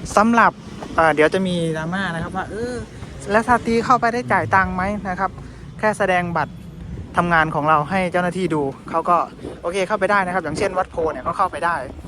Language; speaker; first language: Thai; native; Thai